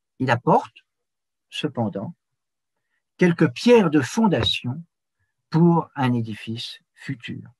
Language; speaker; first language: French; native; French